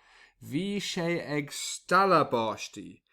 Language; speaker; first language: Irish; non-native, local second language; English